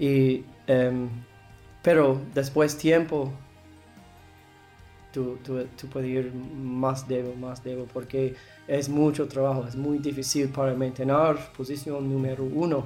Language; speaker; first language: Spanish; non-native, learner; English